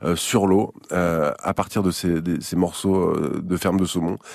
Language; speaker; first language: French; native; French